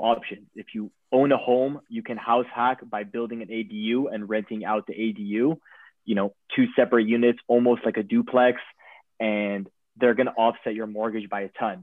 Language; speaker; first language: English; native; English